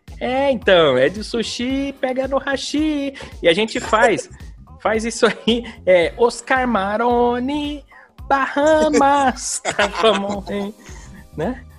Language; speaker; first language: Portuguese; native; Portuguese